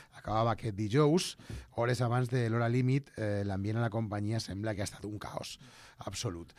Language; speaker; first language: Catalan; native; Catalan